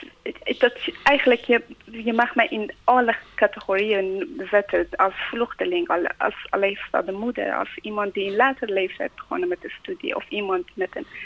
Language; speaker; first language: Dutch; non-native, learner; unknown